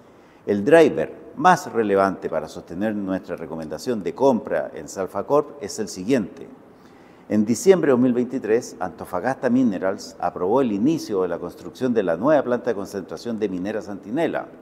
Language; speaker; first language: Spanish; native; Spanish